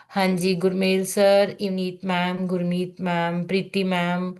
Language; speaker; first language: Hindi; non-native, local second language; Punjabi